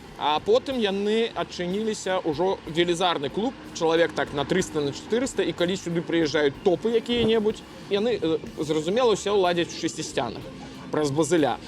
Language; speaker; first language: Belarusian; non-native, local second language; Russian